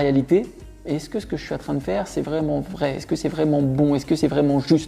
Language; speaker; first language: French; native; French